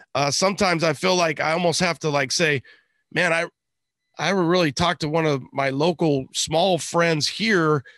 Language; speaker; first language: English; native; English